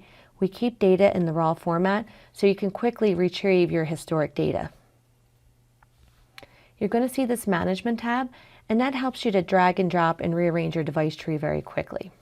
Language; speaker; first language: English; native; English